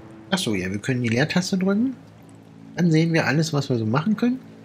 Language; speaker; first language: German; native; German